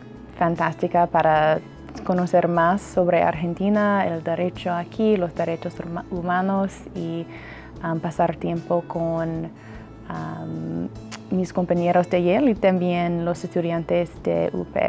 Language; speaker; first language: Spanish; non-native, fluent; English